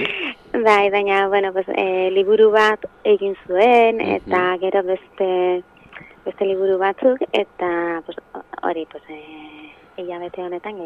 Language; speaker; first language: Basque; non-native, local second language; Spanish